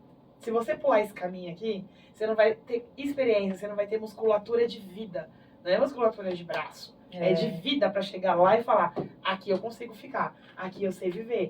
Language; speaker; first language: Portuguese; native; Portuguese